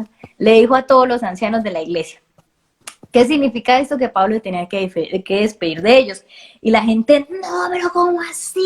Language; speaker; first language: Spanish; native; Spanish